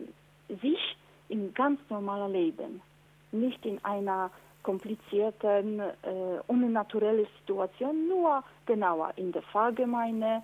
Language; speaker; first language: German; non-native, fluent; Polish